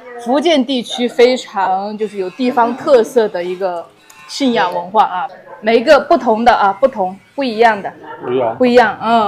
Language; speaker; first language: Chinese; native; Chinese